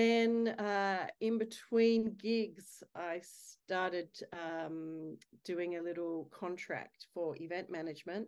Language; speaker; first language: English; native; English